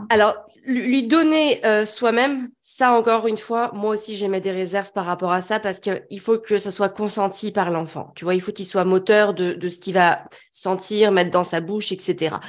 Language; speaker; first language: French; native; French